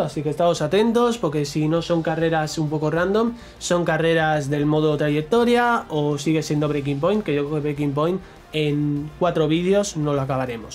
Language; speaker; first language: Spanish; native; Spanish